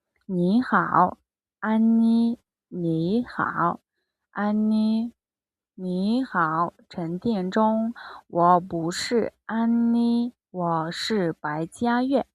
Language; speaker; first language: Chinese; non-native, fluent; Mongolian